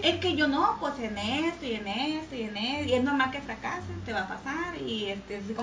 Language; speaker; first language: Spanish; native; Spanish